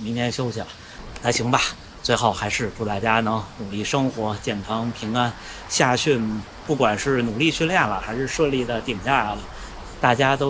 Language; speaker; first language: Chinese; native; Chinese